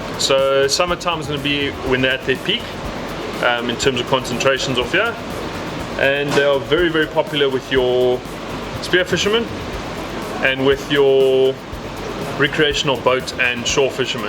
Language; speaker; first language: English; native; English